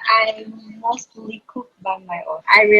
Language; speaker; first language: English; non-native, learner; Vietnamese